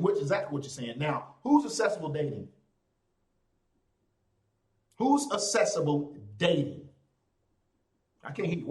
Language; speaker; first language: English; native; English